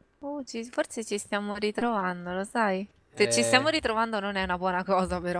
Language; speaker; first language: Italian; native; Italian